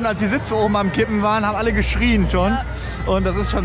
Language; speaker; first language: German; native; German